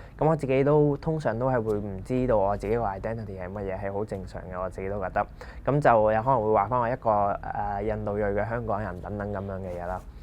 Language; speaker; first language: Cantonese; non-native, local second language; Punjabi